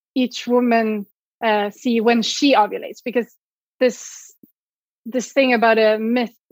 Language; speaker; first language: English; non-native, fluent; Swedish